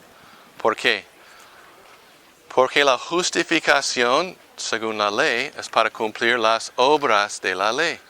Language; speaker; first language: Spanish; non-native, fluent; English